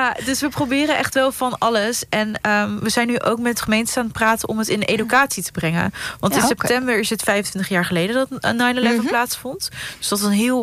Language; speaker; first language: Dutch; native; Dutch